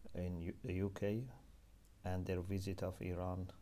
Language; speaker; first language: English; non-native, fluent; Persian